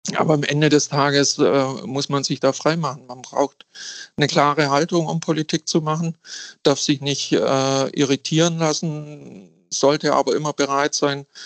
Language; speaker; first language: German; native; German